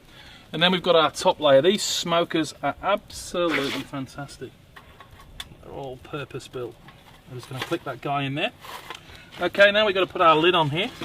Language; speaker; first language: English; native; English